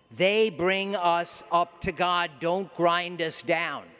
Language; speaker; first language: English; native; English